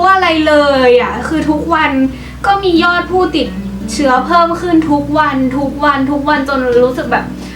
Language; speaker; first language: Thai; native; Thai